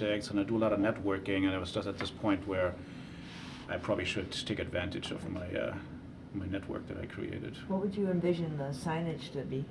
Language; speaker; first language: English; non-native, fluent; German